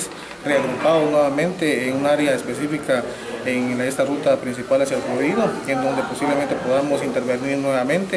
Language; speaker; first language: Spanish; native; Spanish